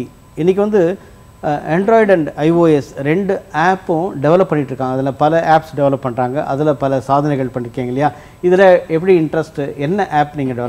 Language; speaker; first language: Tamil; native; Tamil